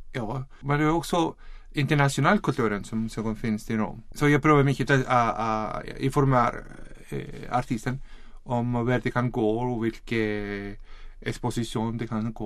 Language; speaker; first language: Swedish; non-native, learner; Icelandic